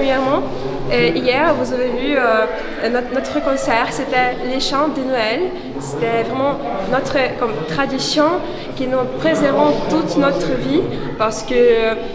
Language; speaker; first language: French; non-native, fluent; Ukrainian